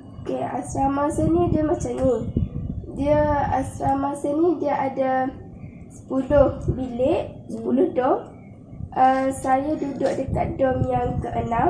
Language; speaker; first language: Malay; native; Malay